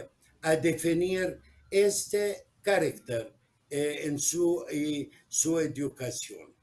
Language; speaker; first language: Spanish; non-native, fluent; Arabic